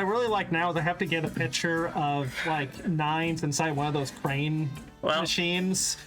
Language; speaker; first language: English; native; English